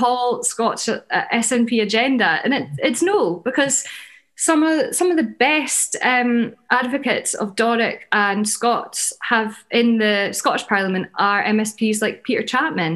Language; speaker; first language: English; native; English